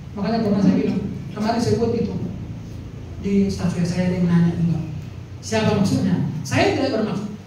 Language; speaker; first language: Indonesian; non-native, local second language; Batak Toba